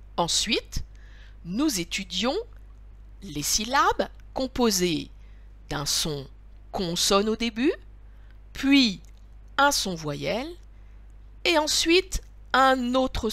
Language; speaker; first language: French; native; French